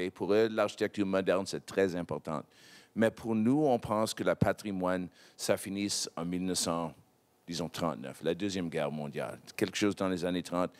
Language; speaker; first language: French; non-native, local second language; English